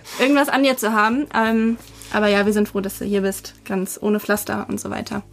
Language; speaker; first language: German; native; German